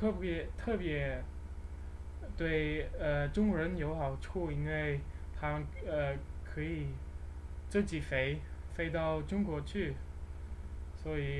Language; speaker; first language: Chinese; non-native, learner; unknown